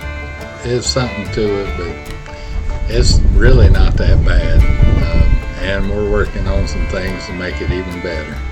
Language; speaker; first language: English; native; English